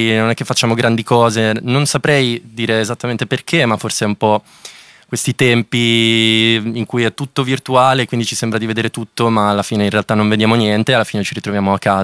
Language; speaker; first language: Italian; native; Italian